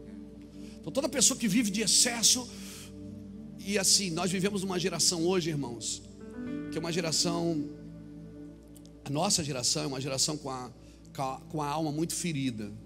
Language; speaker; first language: Portuguese; native; Portuguese